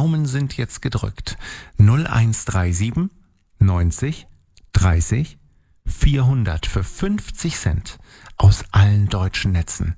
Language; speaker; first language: German; native; German